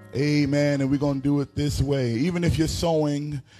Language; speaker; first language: English; native; English